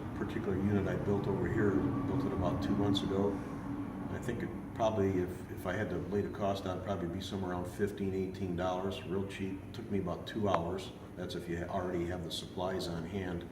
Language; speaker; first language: English; native; English